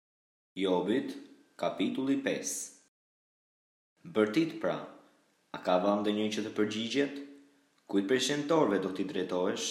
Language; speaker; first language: Albanian; native; Albanian